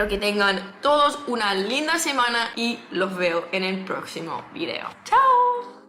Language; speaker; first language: Spanish; non-native, fluent; English